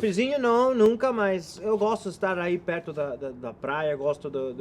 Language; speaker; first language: Portuguese; non-native, learner; Spanish